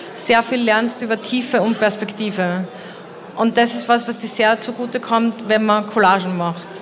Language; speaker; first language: German; native; German